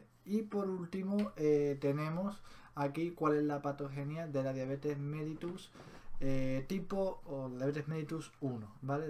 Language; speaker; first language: Spanish; native; Spanish